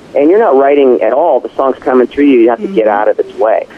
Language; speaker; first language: English; native; English